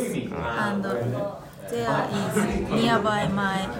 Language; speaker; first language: English; non-native, learner; Japanese